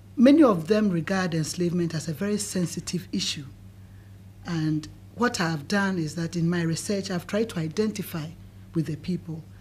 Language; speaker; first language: English; non-native, local second language; Akan